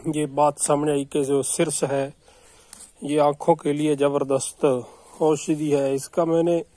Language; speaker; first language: Hindi; non-native, local second language; Punjabi